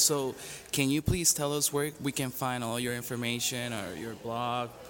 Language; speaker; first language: English; non-native, local second language; Spanish